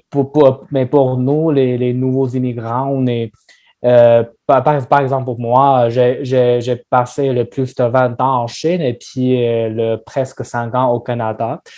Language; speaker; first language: French; non-native, learner; Chinese